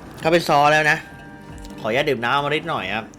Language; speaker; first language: Thai; native; Thai